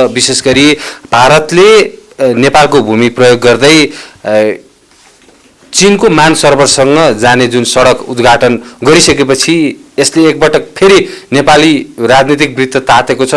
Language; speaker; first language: Nepali; native; Nepali